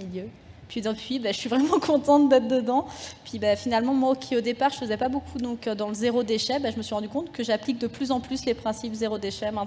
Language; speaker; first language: French; native; French